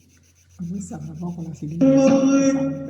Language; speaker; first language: Italian; native; Italian